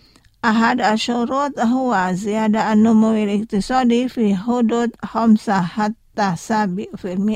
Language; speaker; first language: Arabic; non-native, fluent; Indonesian